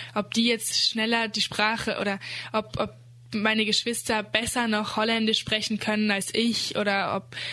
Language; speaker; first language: German; early bilingual, other home language; Dutch